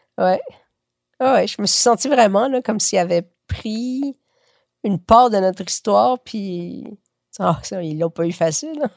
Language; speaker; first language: French; early bilingual, other home language; Spanish